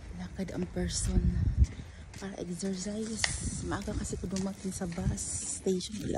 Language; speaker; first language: Filipino; native; Filipino